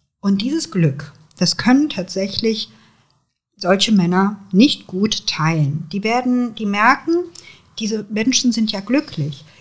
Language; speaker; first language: German; early bilingual, other home language; Serbian